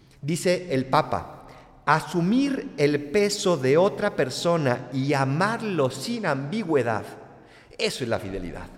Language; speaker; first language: Spanish; native; Spanish